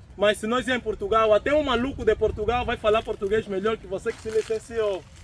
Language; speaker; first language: Portuguese; native; Portuguese